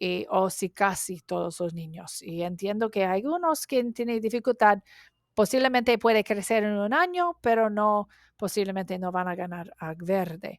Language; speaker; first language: Spanish; non-native, learner; English